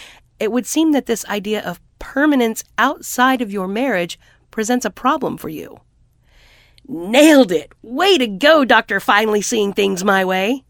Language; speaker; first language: English; native; English